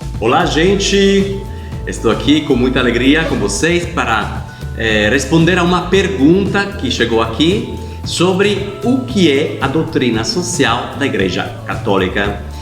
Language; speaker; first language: Portuguese; non-native, fluent; Italian